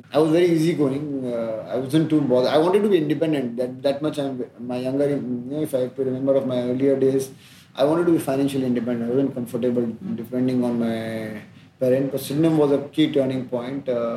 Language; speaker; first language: English; non-native, local second language; Hindi